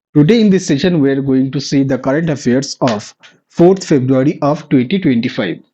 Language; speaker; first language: English; non-native, local second language; Bangla